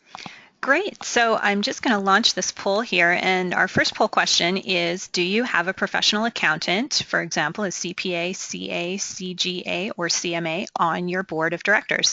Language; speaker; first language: English; native; English